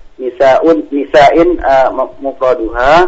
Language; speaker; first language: Arabic; non-native, learner; Indonesian